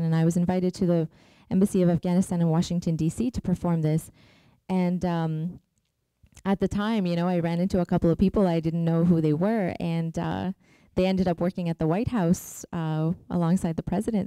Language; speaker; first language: English; early bilingual, other home language; Persian